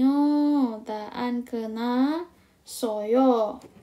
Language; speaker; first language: Korean; non-native, learner; Indonesian